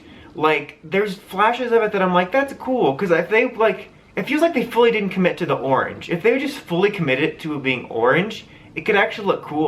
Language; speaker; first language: English; native; English